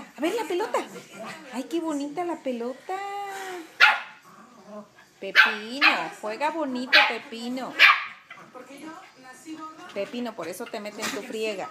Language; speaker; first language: Spanish; native; Spanish